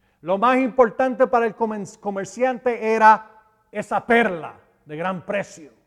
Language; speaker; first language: Spanish; native; Spanish